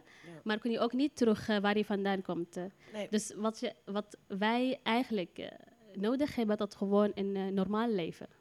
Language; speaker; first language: Dutch; non-native, learner; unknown